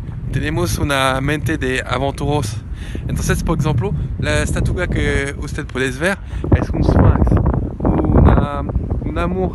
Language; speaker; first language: Spanish; non-native, learner; French